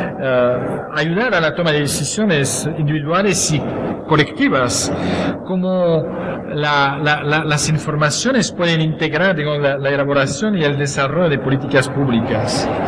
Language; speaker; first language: Spanish; non-native, fluent; French